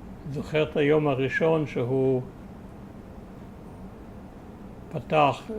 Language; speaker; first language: Hebrew; early bilingual, other home language; German